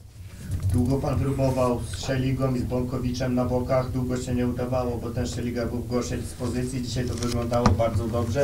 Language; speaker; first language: Polish; native; Polish